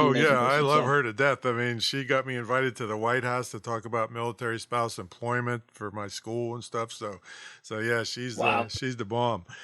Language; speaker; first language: English; native; English